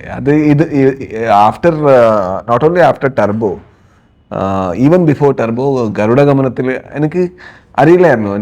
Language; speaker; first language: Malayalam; non-native, learner; Kannada